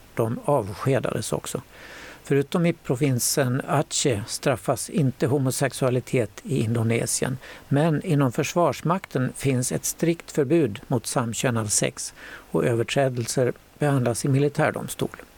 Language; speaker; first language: Swedish; native; Swedish